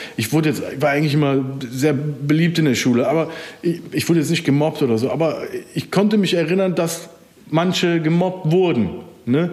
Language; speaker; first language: German; early bilingual, other home language; Turkish